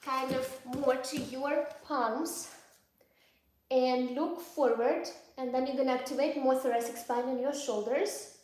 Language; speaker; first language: English; non-native, fluent; Ukrainian